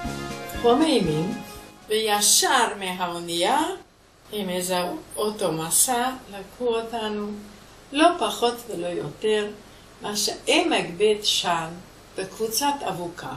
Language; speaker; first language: Hebrew; non-native, fluent; Hungarian